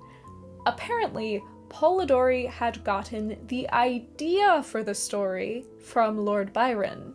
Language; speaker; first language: English; native; English